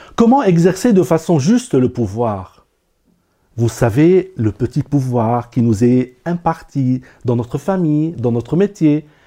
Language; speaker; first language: French; non-native, local second language; Arabic